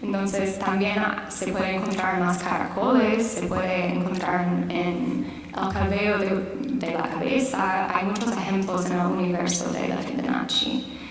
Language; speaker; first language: Spanish; non-native, fluent; English